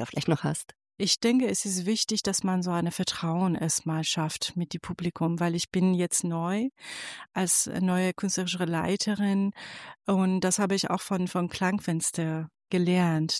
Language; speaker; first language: German; non-native, fluent; Persian